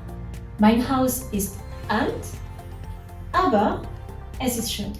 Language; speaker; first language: German; non-native, fluent; French